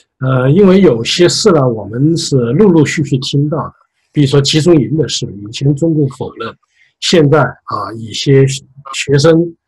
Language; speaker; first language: Chinese; native; Chinese